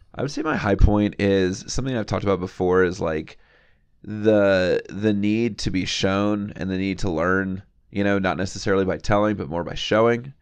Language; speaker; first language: English; native; English